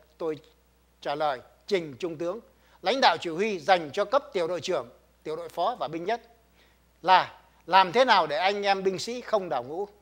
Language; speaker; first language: Vietnamese; native; Vietnamese